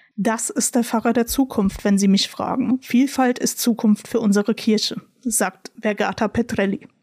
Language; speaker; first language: German; early bilingual, other home language; Croatian